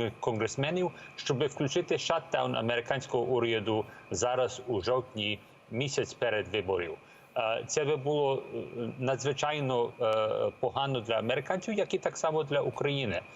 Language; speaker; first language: Ukrainian; early bilingual, heritage; Ukrainian